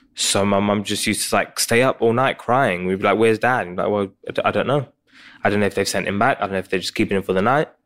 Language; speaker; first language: English; native; English